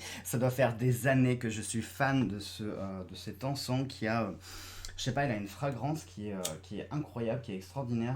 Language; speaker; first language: French; native; French